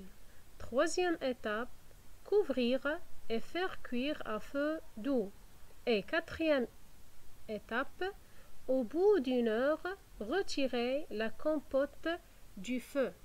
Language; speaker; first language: French; non-native, fluent; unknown